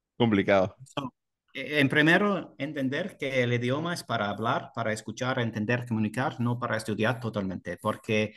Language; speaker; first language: Spanish; non-native, learner; English